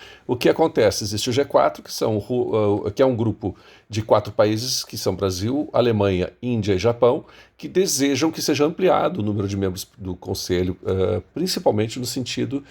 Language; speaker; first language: Portuguese; native; Portuguese